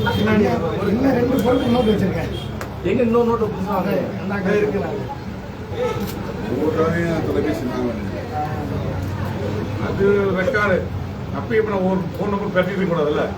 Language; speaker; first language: Tamil; native; Tamil